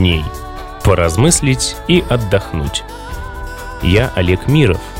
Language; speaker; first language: Russian; native; Russian